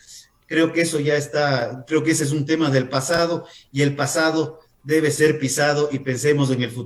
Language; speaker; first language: Spanish; native; Spanish